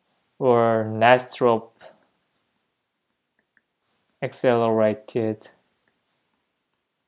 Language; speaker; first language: English; non-native, fluent; Korean